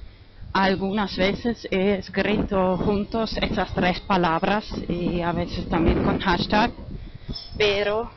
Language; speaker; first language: Spanish; non-native, fluent; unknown